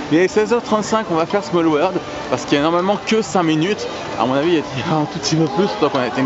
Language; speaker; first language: French; native; French